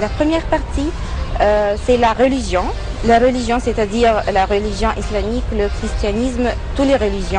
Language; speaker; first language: French; non-native, fluent; Arabic